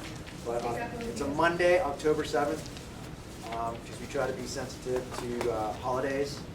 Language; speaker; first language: English; native; English